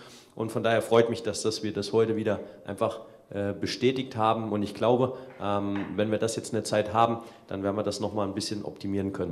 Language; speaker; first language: German; native; German